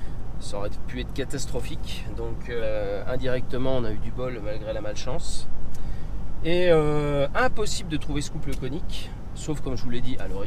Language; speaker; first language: French; native; French